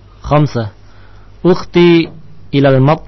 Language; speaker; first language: Arabic; non-native, learner; Indonesian